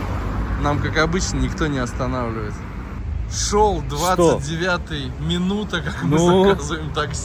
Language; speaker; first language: Russian; native; Russian